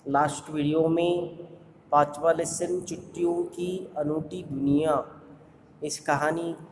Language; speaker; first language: Hindi; non-native, local second language; Kannada